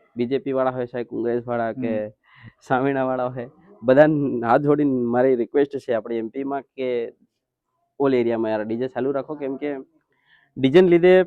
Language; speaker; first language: Gujarati; non-native, local second language; Bhili